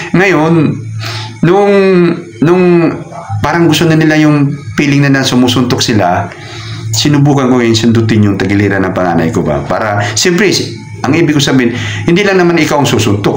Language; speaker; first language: Filipino; non-native, local second language; Cebuano